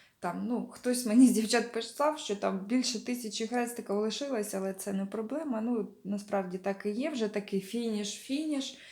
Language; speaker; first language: Ukrainian; non-native, local second language; Russian